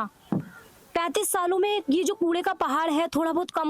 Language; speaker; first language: Hindi; native; Hindi